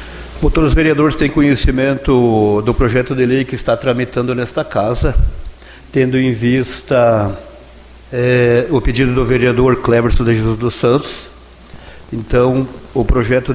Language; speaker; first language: Portuguese; native; Portuguese